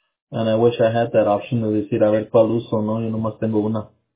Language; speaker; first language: Spanish; early bilingual, heritage; Spanish